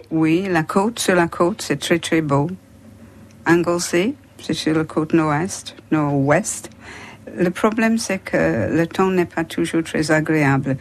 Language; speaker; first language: French; non-native, fluent; English